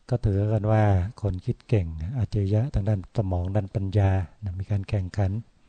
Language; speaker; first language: Thai; native; Thai